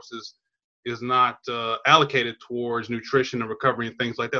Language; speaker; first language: English; native; English